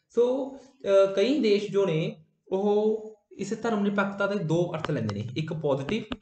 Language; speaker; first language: Hindi; non-native, local second language; Punjabi